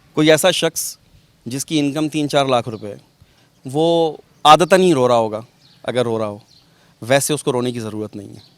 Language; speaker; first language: Urdu; non-native, local second language; Punjabi